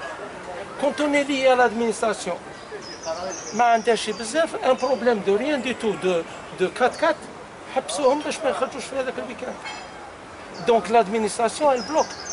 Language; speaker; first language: French; non-native, local second language; Arabic